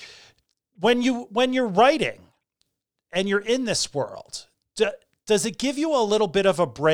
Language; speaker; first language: English; native; English